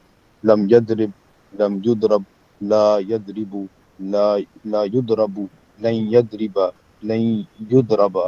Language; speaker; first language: Arabic; non-native, learner; Urdu